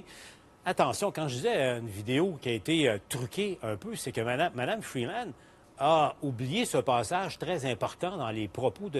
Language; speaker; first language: French; native; French